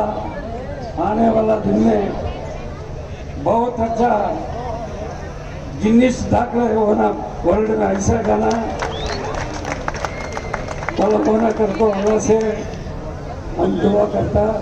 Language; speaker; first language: Hindi; non-native, local second language; Kannada